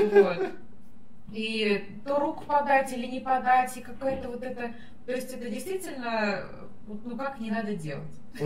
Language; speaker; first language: Russian; native; Russian